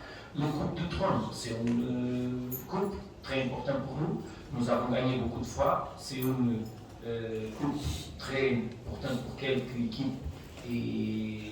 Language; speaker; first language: French; non-native, fluent; Portuguese